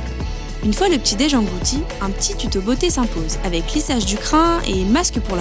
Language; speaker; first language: French; native; French